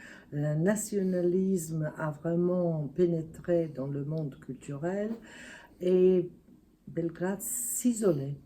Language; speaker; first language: French; non-native, fluent; Serbian